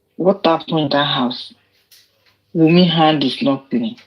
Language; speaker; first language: English; non-native, local second language; Yoruba